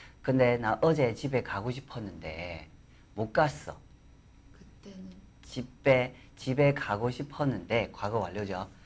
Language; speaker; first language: Korean; non-native, fluent; Chinese